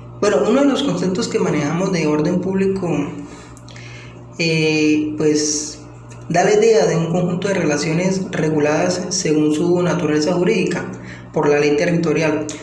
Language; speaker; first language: Spanish; native; Spanish